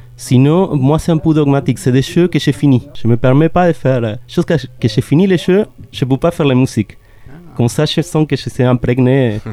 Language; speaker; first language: French; non-native, fluent; Spanish